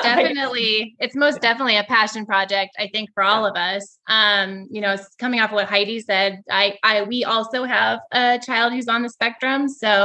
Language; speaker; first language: English; native; English